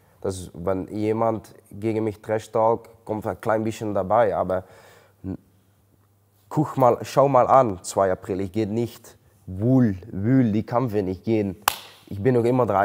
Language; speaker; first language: German; non-native, learner; Dutch